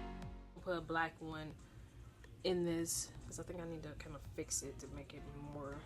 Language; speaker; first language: English; native; English